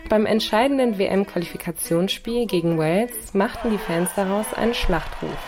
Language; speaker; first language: German; native; German